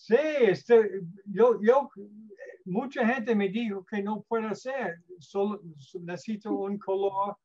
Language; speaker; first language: Spanish; non-native, learner; English